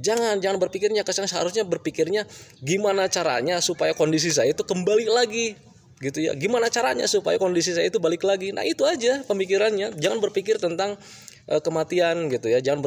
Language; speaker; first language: Indonesian; native; Indonesian